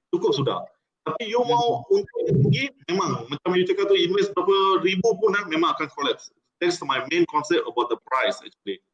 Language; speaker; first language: Malay; non-native, local second language; Tamil